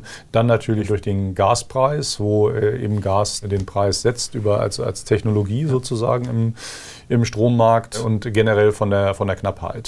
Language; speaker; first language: German; native; German